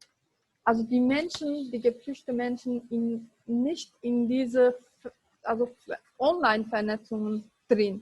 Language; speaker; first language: German; non-native, fluent; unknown